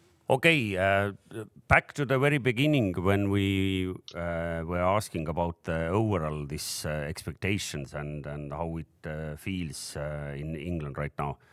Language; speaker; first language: English; non-native, fluent; Estonian